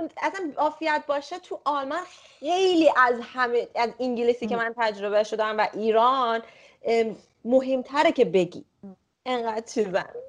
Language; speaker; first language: Persian; early bilingual, heritage; Persian